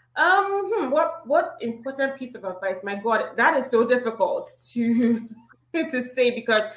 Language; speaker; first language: English; non-native, local second language; Igbo